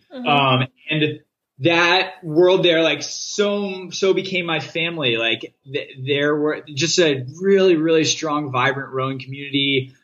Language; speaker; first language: English; native; English